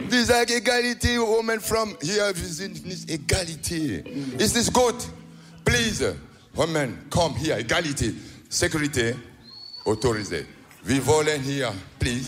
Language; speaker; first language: English; non-native, learner; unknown